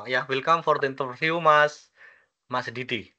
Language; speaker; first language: English; non-native, learner; Indonesian